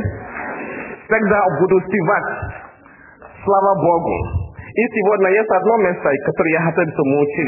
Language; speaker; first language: Russian; non-native, learner; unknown